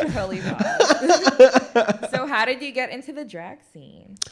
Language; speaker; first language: English; native; English